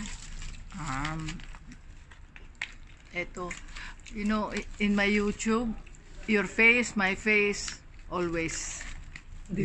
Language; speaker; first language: English; non-native, learner; Filipino